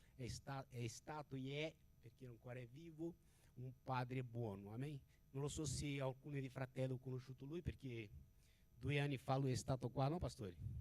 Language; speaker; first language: Italian; non-native, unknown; Portuguese